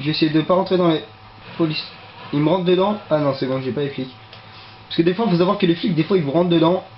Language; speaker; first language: French; native; French